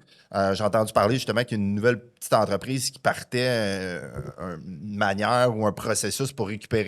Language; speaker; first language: French; native; French